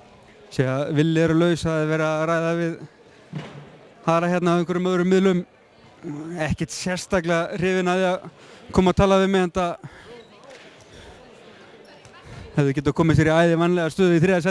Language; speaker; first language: Icelandic; native; Icelandic